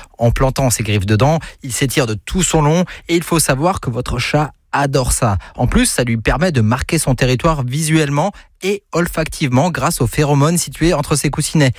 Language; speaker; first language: French; native; French